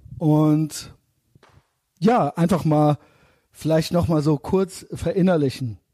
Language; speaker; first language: German; native; German